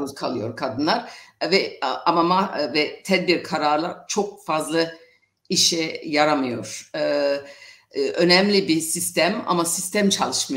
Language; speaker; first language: Turkish; non-native, fluent; English